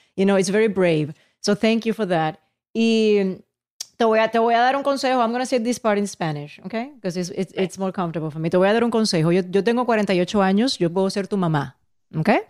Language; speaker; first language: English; non-native, local second language; Spanish